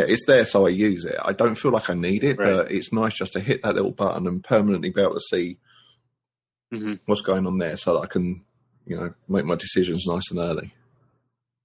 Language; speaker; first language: English; native; English